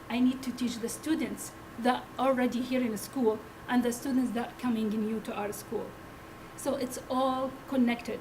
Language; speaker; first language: English; non-native, learner; Arabic